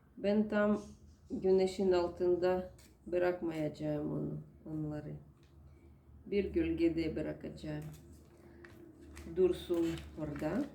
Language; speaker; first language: Turkish; non-native, learner; Russian